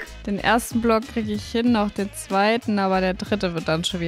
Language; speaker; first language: German; native; German